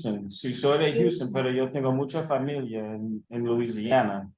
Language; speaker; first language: Spanish; early bilingual, heritage; English